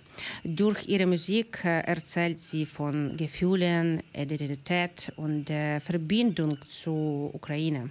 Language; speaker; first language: German; non-native, learner; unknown